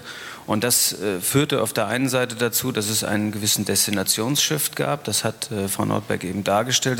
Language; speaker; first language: German; native; German